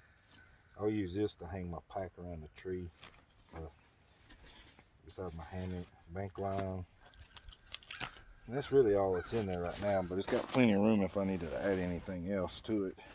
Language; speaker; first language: English; native; English